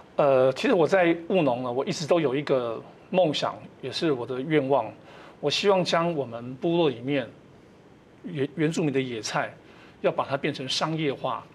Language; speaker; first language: Chinese; native; Chinese